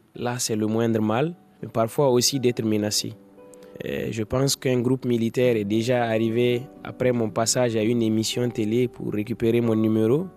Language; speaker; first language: French; non-native, local second language; Fula